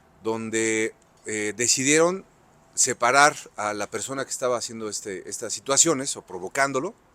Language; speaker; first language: Spanish; native; Spanish